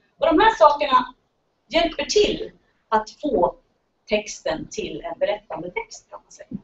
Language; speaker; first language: Swedish; native; Swedish